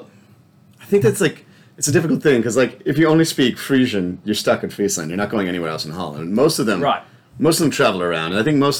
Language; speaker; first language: English; native; English